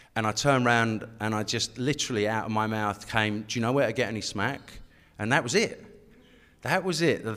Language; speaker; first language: English; native; English